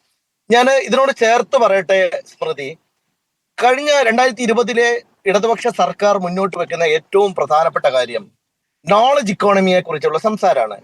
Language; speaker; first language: Malayalam; native; Malayalam